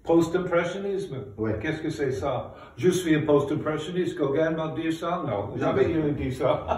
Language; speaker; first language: French; non-native, fluent; English